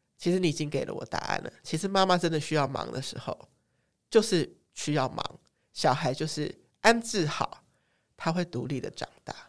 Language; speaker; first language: Chinese; native; Chinese